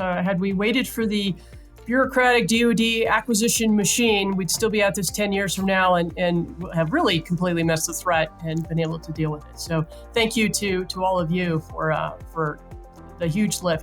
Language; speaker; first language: English; native; English